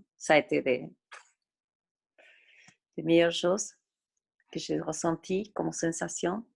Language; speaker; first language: French; non-native, fluent; Spanish